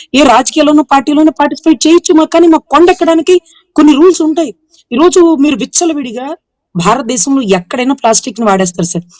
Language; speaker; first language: Telugu; native; Telugu